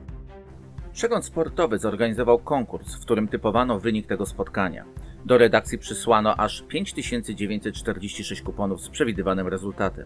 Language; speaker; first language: Polish; native; Polish